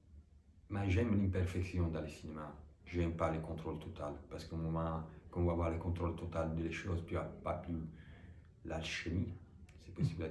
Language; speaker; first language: French; non-native, fluent; Italian